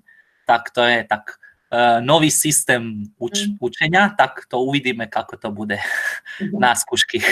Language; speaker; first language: Slovak; non-native, learner; Croatian